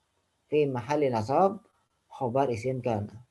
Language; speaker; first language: Arabic; non-native, fluent; Indonesian